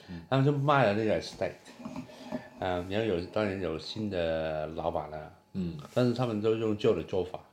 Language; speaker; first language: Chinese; non-native, local second language; Cantonese